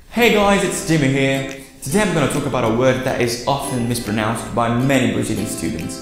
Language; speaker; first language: English; native; English